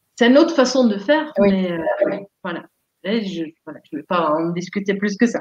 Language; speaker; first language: French; non-native, fluent; Dutch